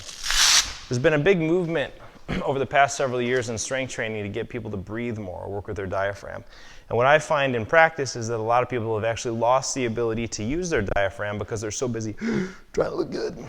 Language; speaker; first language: English; native; English